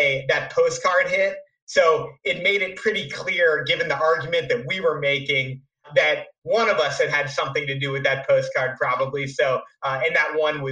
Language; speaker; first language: English; native; English